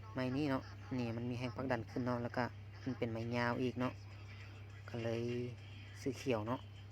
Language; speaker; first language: Thai; native; Thai